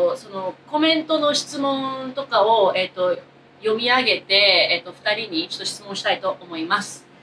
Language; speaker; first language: Japanese; early bilingual, heritage; Japanese